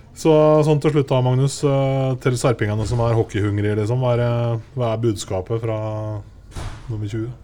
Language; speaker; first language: Norwegian; native; Norwegian